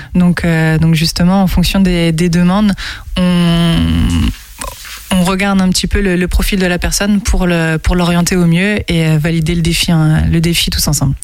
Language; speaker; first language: French; native; French